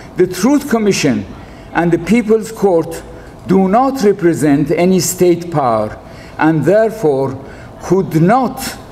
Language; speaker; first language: English; non-native, fluent; Persian